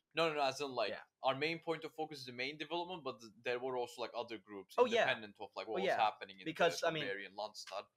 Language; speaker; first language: English; non-native, fluent; Turkish